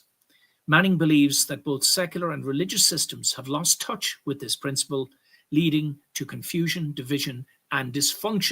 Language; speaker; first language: English; native; English